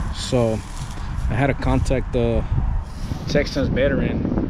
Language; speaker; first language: English; early bilingual, other home language; Spanish